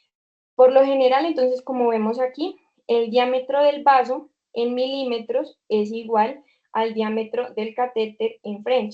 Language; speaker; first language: Spanish; native; Spanish